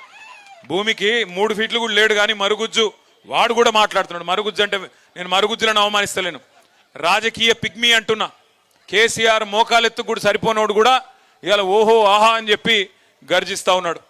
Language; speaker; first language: Telugu; native; Telugu